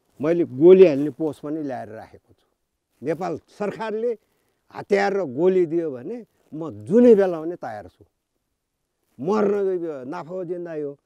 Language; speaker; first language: Nepali; non-native, local second language; Gurung